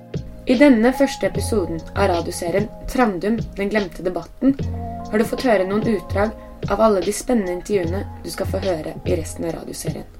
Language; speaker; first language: Norwegian; native; Norwegian